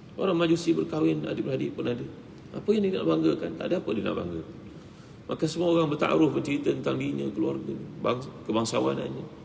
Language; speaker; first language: Malay; native; Malay